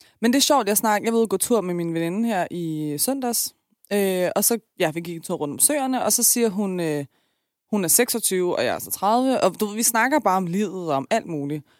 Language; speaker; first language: Danish; early bilingual, other home language; Persian